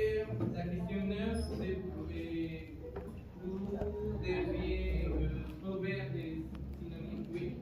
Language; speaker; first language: French; non-native, fluent; Spanish